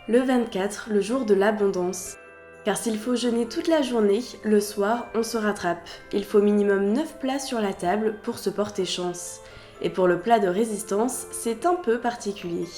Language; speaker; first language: French; native; French